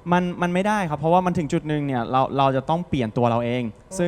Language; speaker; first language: Thai; non-native, fluent; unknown